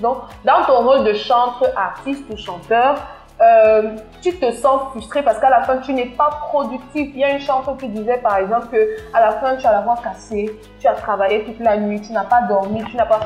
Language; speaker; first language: French; native; French